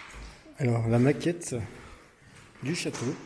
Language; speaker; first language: French; native; French